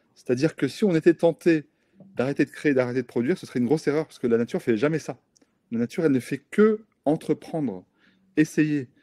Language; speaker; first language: French; native; French